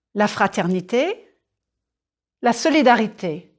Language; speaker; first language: French; non-native, fluent; English